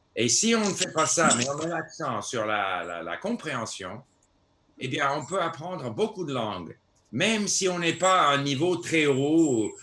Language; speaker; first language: French; non-native, fluent; English